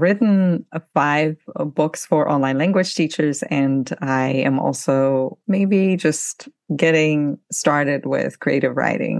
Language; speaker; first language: English; non-native, fluent; Ukrainian